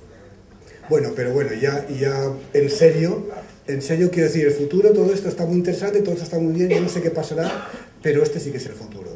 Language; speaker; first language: Spanish; native; Spanish